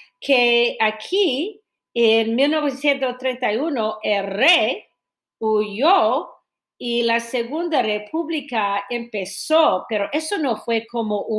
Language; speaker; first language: Spanish; non-native, fluent; English